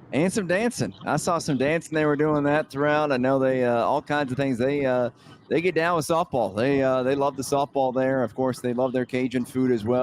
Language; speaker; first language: English; native; English